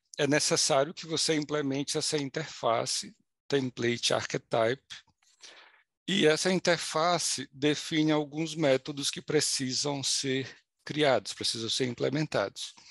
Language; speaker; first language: Portuguese; native; Portuguese